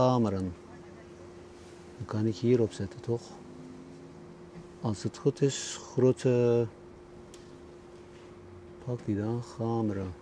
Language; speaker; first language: Dutch; non-native, fluent; Turkish